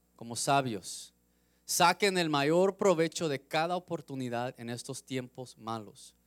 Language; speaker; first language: Spanish; early bilingual, heritage; Spanish